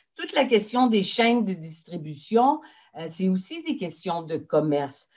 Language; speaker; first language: French; native; French